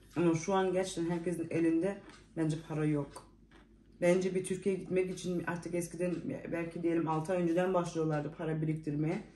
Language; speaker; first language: Turkish; early bilingual, heritage; Turkish